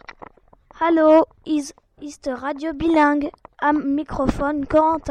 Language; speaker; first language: German; non-native, learner; French